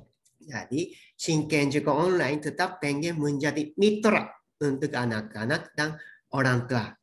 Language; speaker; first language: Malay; non-native, fluent; Japanese